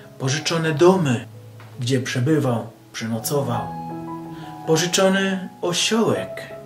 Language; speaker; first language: Polish; non-native, fluent; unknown